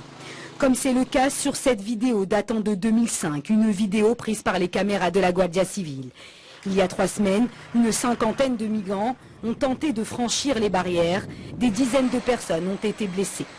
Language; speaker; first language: French; non-native, local second language; Arabic